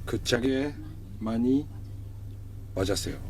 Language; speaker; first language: Korean; non-native, learner; Japanese